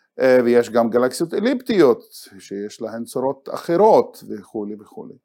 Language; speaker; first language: Hebrew; non-native, local second language; Arabic